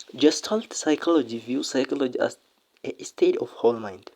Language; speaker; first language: English; non-native, local second language; Amharic